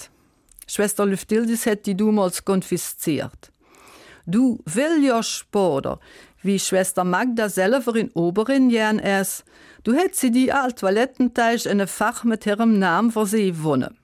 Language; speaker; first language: German; native; German